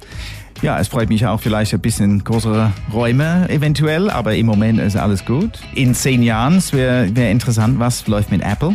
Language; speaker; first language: German; non-native, fluent; English